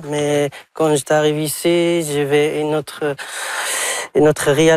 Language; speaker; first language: French; non-native, local second language; Arabic